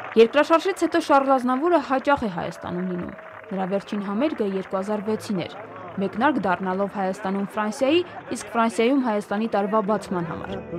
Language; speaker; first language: Armenian; native; Armenian